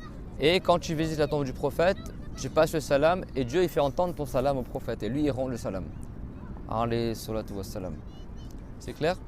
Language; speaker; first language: French; native; French